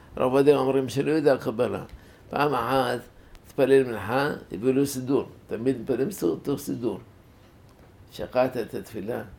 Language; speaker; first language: Hebrew; non-native, fluent; Arabic